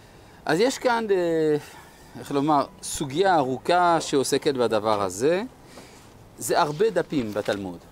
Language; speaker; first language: Hebrew; non-native, fluent; French